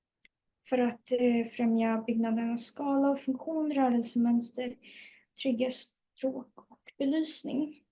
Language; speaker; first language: Swedish; native; Swedish